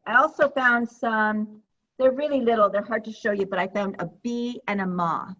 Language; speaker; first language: English; native; English